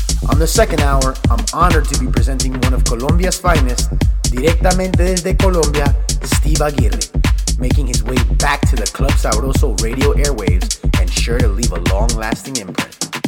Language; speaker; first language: English; early bilingual, other home language; Spanish